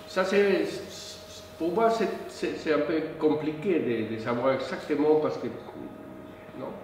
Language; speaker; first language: French; non-native, fluent; Spanish